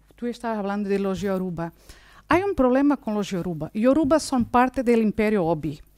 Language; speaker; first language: Spanish; non-native, fluent; Portuguese